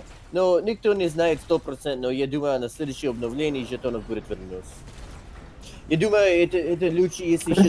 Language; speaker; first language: Russian; non-native, learner; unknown